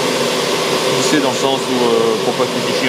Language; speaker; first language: French; native; French